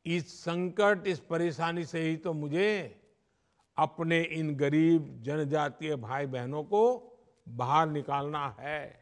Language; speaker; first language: Hindi; non-native, local second language; Gujarati